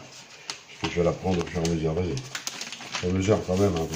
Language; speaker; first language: French; native; French